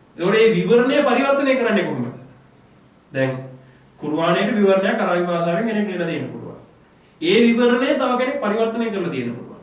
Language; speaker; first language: Sinhala; non-native, local second language; Tamil